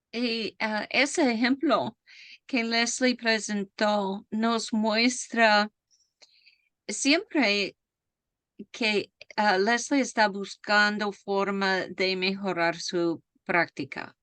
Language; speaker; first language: Spanish; non-native, fluent; English